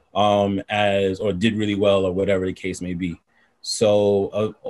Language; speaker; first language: English; native; English